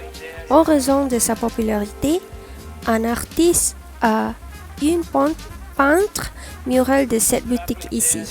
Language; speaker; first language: French; non-native, learner; Malay